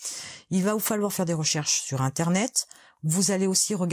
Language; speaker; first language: French; native; French